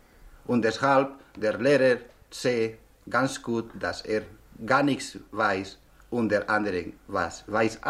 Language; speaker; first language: German; non-native, learner; Spanish